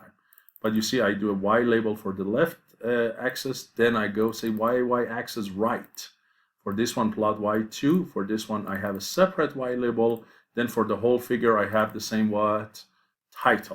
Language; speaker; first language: English; non-native, fluent; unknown